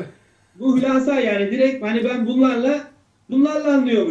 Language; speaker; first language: Turkish; native; Turkish